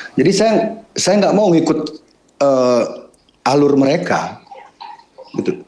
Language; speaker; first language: Indonesian; native; Indonesian